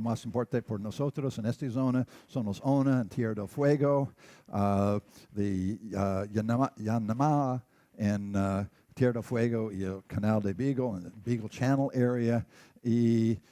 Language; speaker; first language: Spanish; non-native, learner; English